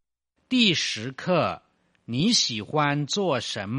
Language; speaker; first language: Chinese; non-native, fluent; Thai